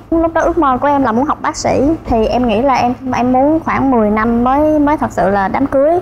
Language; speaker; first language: Vietnamese; early bilingual, other home language; English